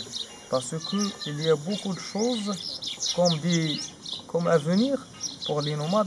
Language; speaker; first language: French; non-native, learner; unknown